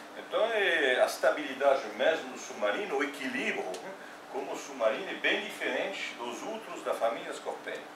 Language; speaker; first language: Portuguese; non-native, fluent; French